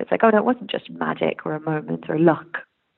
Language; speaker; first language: English; native; English